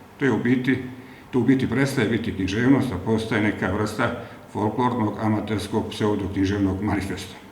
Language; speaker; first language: Bosnian; native; Bosnian